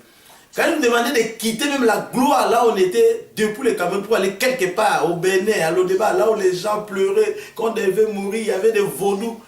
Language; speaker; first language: French; non-native, local second language; Lingala